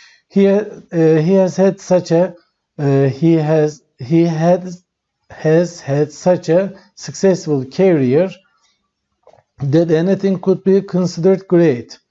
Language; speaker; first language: English; non-native, fluent; Turkish